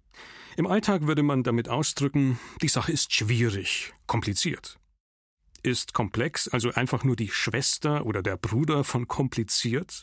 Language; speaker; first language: German; native; German